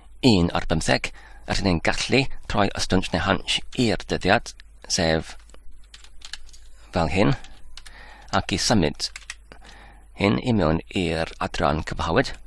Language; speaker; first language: Welsh; non-native, learner; Polish